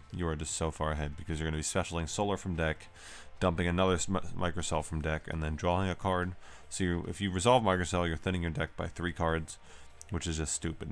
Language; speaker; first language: English; native; English